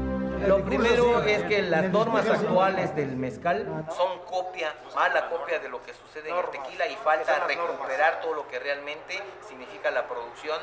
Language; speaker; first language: Spanish; native; Spanish